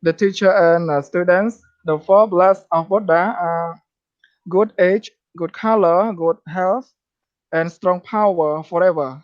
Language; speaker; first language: English; non-native, learner; Khmer